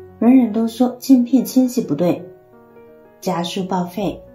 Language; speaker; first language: Chinese; native; Chinese